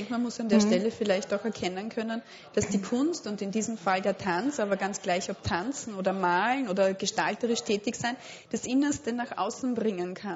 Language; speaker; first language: German; native; German